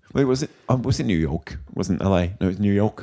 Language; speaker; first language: English; native; English